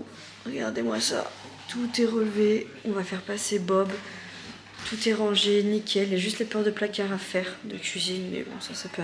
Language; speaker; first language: French; native; French